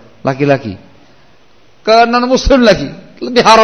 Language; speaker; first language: Indonesian; non-native, local second language; Javanese